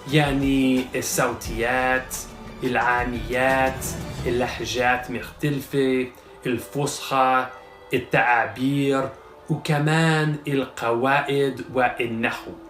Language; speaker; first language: Arabic; non-native, fluent; English